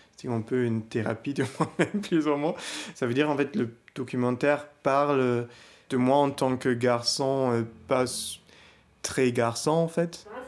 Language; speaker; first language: French; non-native, fluent; German